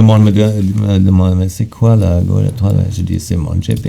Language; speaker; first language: French; non-native, fluent; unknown